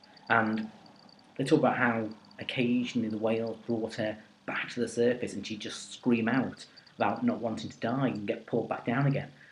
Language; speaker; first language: English; native; English